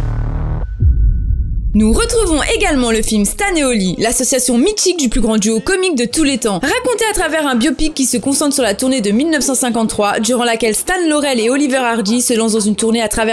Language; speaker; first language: French; native; French